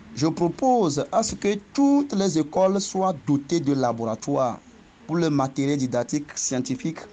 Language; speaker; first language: French; non-native, local second language; Ewe